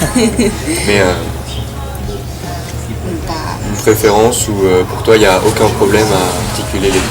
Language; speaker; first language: French; native; French